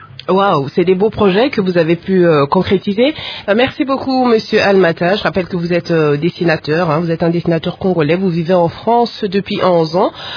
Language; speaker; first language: French; non-native, local second language; Lingala